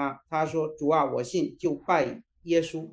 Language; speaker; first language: Chinese; native; Chinese